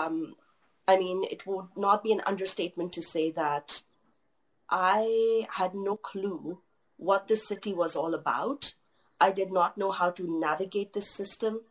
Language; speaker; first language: English; non-native, local second language; Urdu